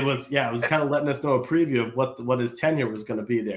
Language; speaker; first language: English; native; English